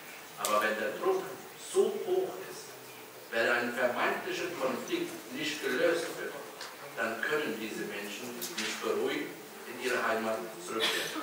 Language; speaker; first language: German; early bilingual, other home language; Kurdish